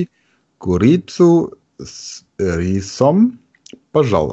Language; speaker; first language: Russian; non-native, learner; German